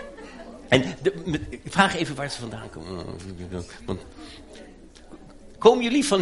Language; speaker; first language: Dutch; native; Dutch